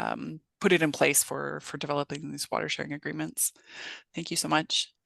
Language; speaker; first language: English; native; English